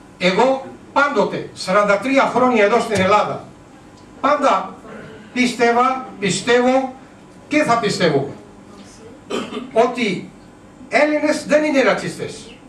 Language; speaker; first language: Greek; non-native, learner; Urdu